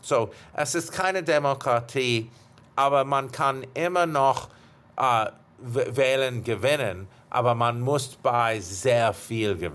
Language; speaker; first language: German; non-native, fluent; English